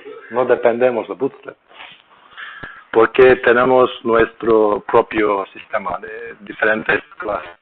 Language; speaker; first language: Spanish; non-native, learner; Turkish